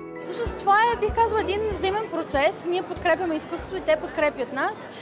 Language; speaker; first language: Bulgarian; native; Bulgarian